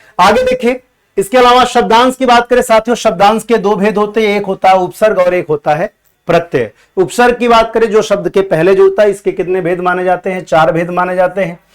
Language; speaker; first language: Hindi; native; Hindi